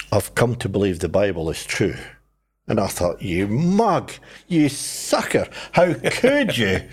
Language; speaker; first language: English; native; English